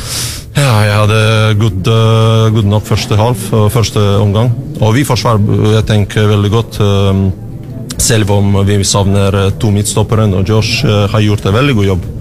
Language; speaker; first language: Norwegian; non-native, learner; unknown